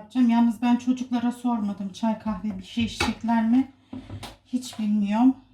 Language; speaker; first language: Turkish; native; Turkish